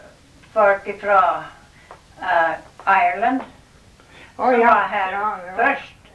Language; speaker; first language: Norwegian; early bilingual, heritage; Norwegian